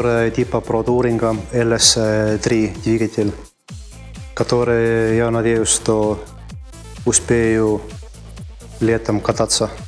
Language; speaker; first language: Russian; non-native, fluent; Estonian